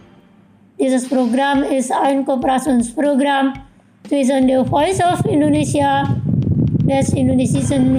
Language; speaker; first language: German; non-native, fluent; Indonesian